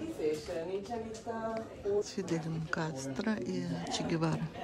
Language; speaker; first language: Russian; native; Russian